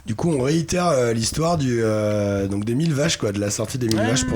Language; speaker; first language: French; native; French